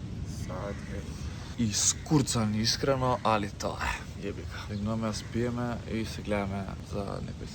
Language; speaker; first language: Macedonian; native; Macedonian